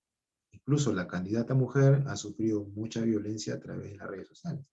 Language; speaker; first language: Spanish; native; Spanish